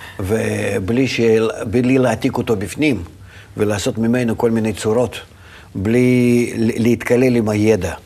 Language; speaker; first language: Hebrew; non-native, fluent; Russian